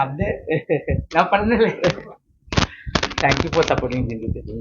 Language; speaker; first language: Malayalam; non-native, local second language; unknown